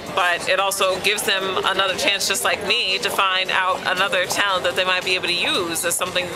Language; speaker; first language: English; native; English